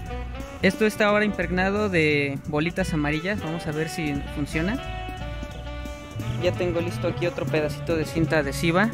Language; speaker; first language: Spanish; native; Spanish